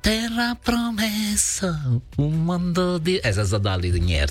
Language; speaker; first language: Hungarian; non-native, fluent; Italian